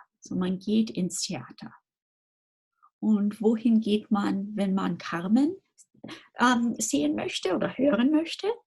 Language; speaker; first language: German; non-native, fluent; English